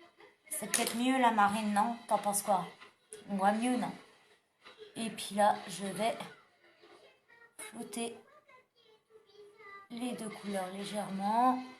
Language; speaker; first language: French; native; French